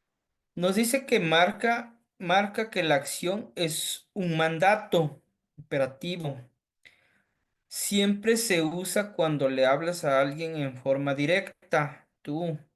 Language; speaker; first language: Spanish; native; Spanish